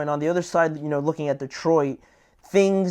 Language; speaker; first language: English; native; English